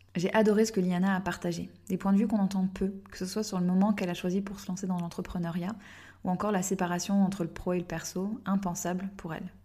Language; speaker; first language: French; native; French